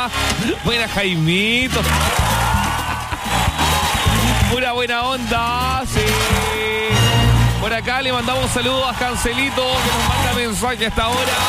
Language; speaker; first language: Spanish; native; Spanish